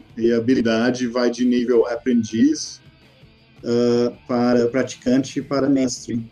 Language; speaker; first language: Portuguese; non-native, fluent; English